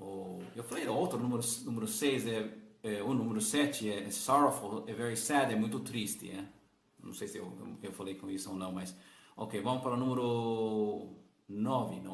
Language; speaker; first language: Portuguese; non-native, learner; English